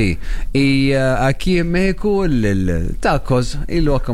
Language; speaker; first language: Spanish; non-native, learner; Arabic